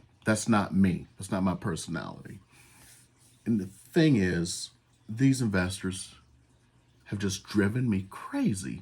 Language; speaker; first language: English; native; English